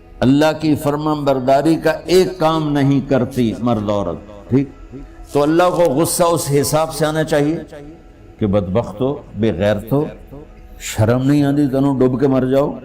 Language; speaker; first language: Urdu; non-native, local second language; Punjabi